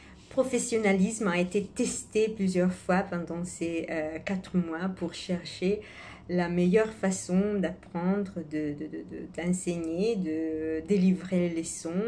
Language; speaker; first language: French; non-native, fluent; Italian